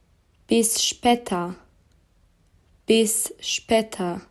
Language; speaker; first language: German; non-native, fluent; Albanian